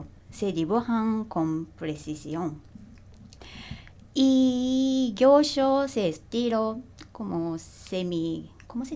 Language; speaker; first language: Spanish; non-native, learner; Japanese